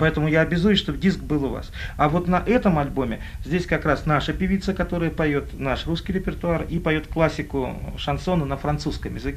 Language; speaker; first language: Russian; native; Russian